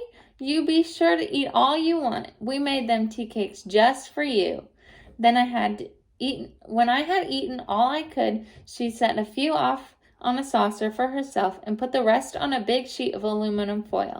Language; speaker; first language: English; native; English